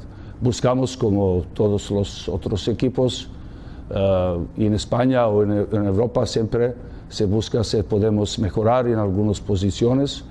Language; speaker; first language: Spanish; non-native, learner; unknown